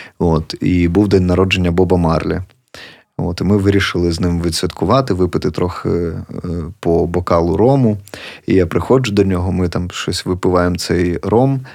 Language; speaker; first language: Ukrainian; native; Ukrainian